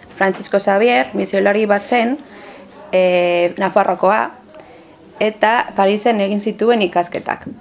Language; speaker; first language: Basque; non-native, local second language; Spanish